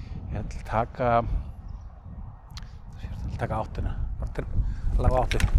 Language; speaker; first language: Icelandic; native; Icelandic